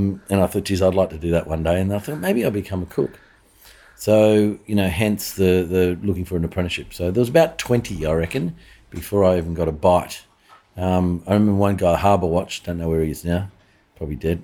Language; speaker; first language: English; native; English